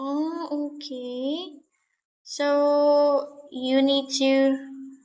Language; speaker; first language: English; non-native, fluent; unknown